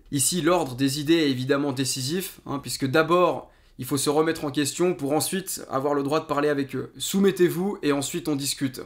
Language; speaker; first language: French; native; French